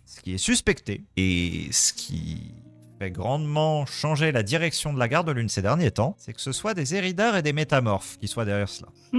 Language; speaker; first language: French; native; French